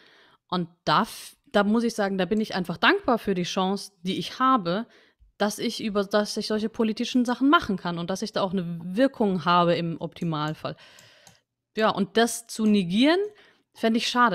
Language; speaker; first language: German; native; German